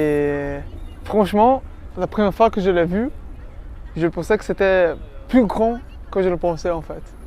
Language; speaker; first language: French; non-native, fluent; Portuguese